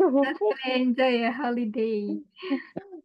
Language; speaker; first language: English; non-native, fluent; Indonesian